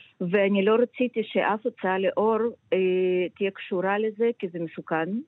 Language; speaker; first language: Hebrew; non-native, fluent; Russian